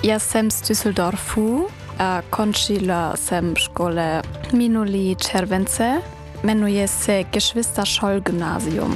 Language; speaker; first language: Czech; non-native, learner; German